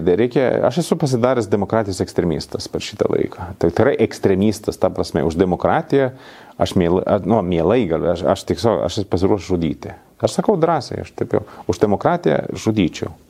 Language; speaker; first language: Lithuanian; non-native, fluent; Swedish